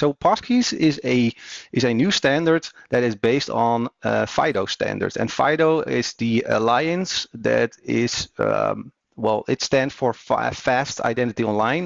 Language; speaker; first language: English; non-native, fluent; Dutch